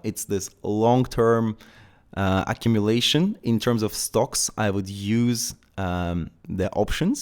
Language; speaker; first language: English; non-native, fluent; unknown